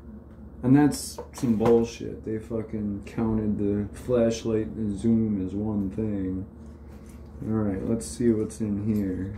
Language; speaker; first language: English; native; English